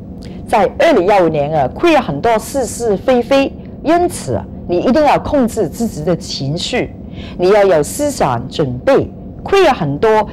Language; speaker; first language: Chinese; non-native, local second language; Cantonese